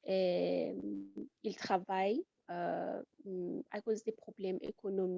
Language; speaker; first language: French; non-native, fluent; Persian